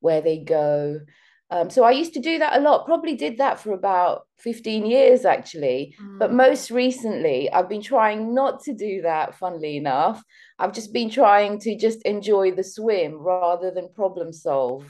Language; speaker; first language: English; early bilingual, other home language; Seselwa Creole French